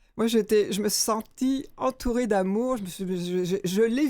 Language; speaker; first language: French; native; French